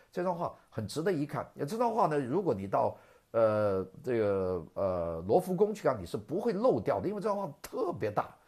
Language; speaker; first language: Chinese; non-native, local second language; Cantonese